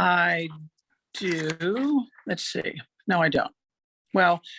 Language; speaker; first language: English; native; English